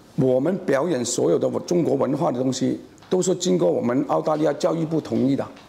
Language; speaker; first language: Chinese; native; Chinese